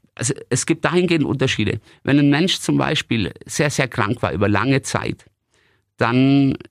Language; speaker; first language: German; native; German